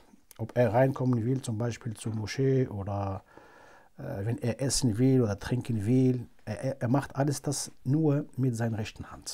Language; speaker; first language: German; non-native, fluent; Arabic